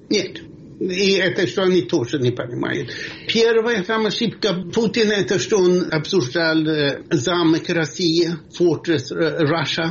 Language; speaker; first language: Russian; non-native, fluent; Swedish